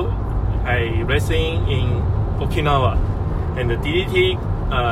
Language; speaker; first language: English; non-native, learner; Chinese